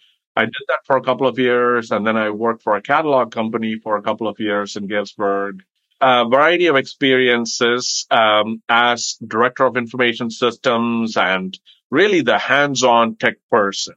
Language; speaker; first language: English; non-native, local second language; Tamil